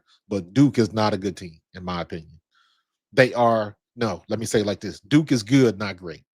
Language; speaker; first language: English; native; English